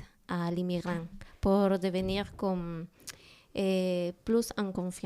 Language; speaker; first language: French; non-native, learner; Spanish